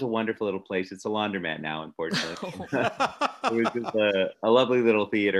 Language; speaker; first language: English; native; English